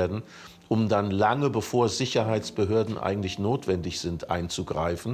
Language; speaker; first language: German; native; German